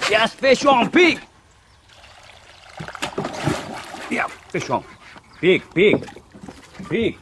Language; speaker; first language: English; non-native, learner; Indonesian